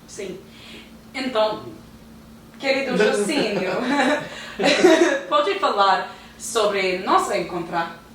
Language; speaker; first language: Portuguese; non-native, learner; English